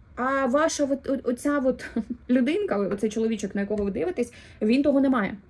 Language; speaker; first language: Ukrainian; non-native, local second language; Russian